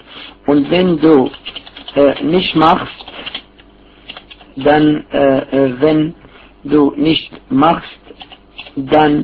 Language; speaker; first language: German; non-native, fluent; Arabic